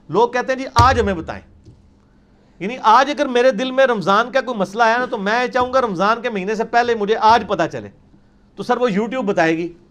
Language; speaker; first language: Urdu; non-native, local second language; Punjabi